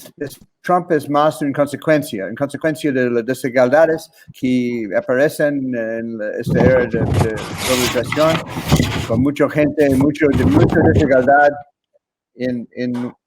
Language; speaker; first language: Spanish; non-native, fluent; English